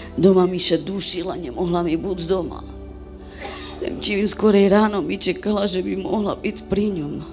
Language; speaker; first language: Slovak; non-native, local second language; Romany